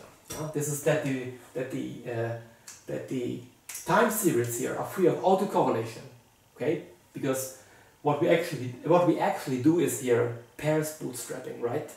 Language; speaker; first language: English; non-native, fluent; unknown